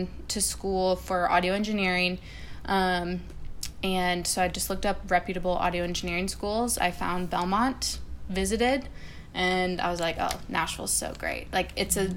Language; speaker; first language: English; native; English